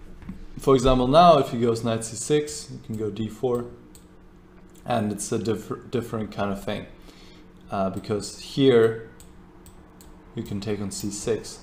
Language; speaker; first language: English; non-native, fluent; German